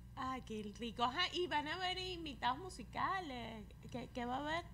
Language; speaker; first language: Spanish; native; Spanish